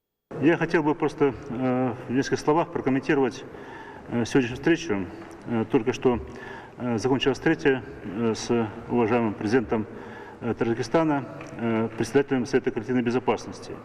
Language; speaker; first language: Russian; native; Russian